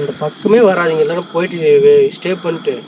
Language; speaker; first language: Tamil; native; Tamil